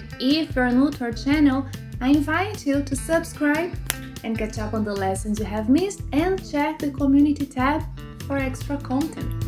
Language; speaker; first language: English; non-native, fluent; Portuguese